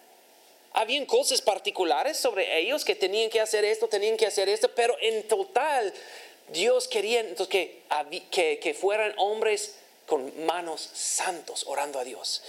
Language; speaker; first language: Spanish; non-native, fluent; English